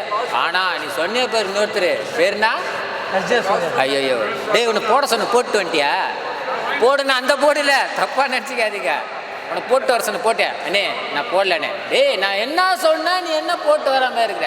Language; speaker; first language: Tamil; native; Tamil